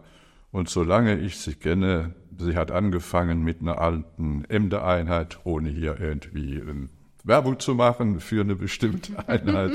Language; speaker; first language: German; native; German